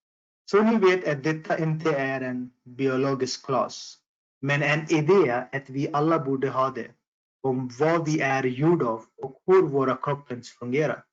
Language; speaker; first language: Swedish; non-native, fluent; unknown